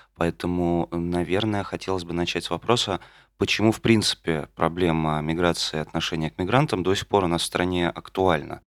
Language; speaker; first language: Russian; native; Russian